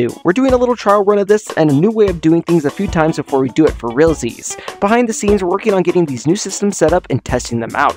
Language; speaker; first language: English; native; English